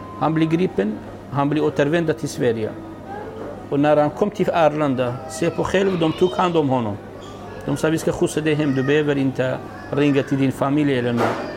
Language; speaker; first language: Swedish; non-native, learner; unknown